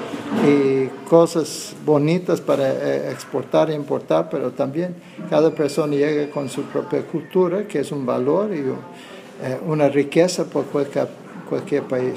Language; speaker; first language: Spanish; non-native, fluent; English